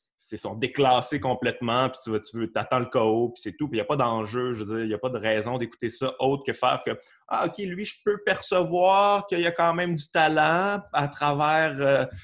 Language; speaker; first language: French; native; French